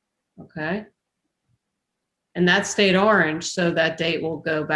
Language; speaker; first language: English; native; English